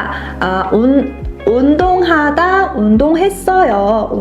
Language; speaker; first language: Korean; non-native, fluent; Mongolian